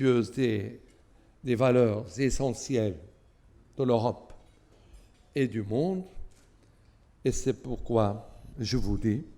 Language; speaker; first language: French; non-native, fluent; Portuguese